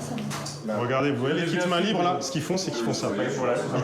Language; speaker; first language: French; native; French